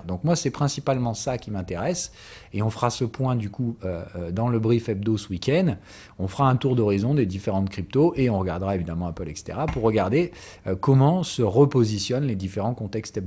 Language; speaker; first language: French; native; French